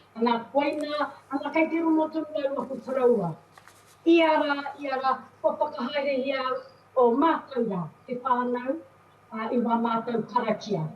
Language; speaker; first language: Māori; native; Māori